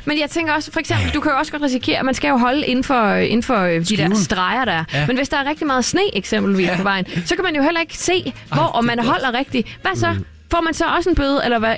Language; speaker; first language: Danish; native; Danish